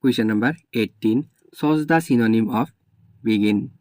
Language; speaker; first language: English; non-native, local second language; Assamese